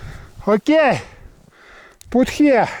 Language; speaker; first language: English; non-native, learner; Russian